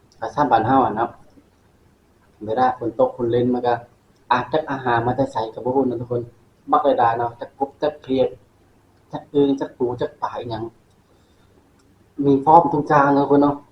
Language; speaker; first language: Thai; non-native, local second language; Northeastern Thai